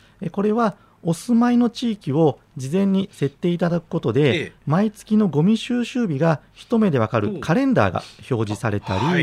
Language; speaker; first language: Japanese; native; Japanese